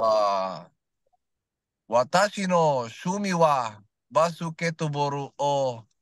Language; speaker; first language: Japanese; non-native, learner; Filipino